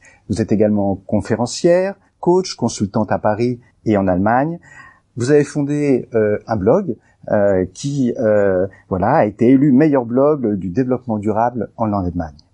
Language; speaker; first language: French; native; French